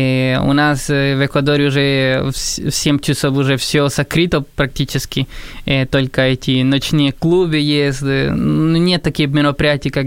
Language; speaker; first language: Russian; non-native, fluent; Spanish